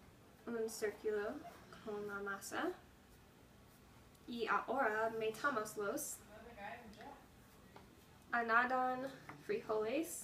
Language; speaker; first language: Spanish; non-native, learner; English